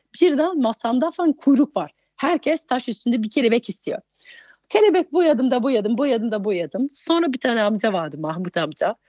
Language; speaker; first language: Turkish; non-native, fluent; French